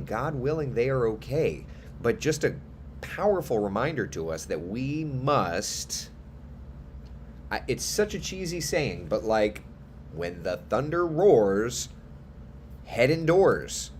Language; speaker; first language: English; native; English